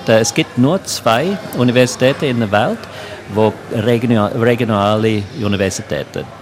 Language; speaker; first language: German; non-native, local second language; English